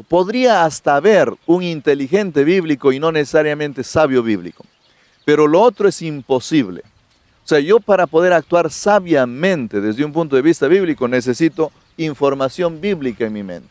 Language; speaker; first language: Spanish; non-native, fluent; Portuguese